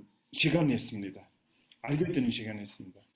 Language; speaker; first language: Korean; non-native, fluent; Mongolian